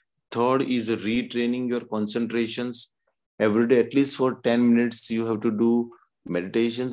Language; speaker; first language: English; non-native, local second language; Gujarati